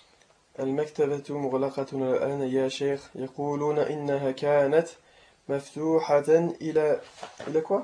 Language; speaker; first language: Arabic; non-native, learner; French